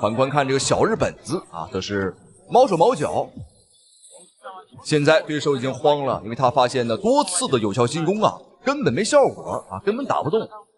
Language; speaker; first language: Chinese; native; Chinese